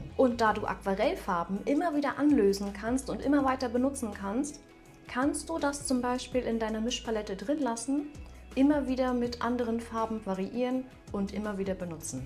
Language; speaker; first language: German; native; German